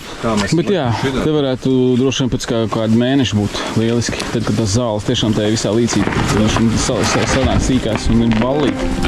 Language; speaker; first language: Latvian; native; Latvian